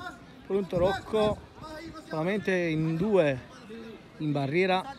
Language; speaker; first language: Italian; native; Italian